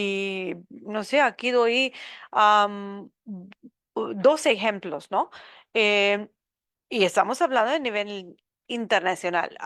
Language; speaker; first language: Spanish; non-native, learner; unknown